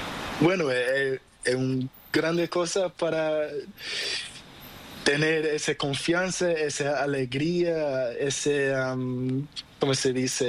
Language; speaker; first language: Spanish; non-native, learner; Portuguese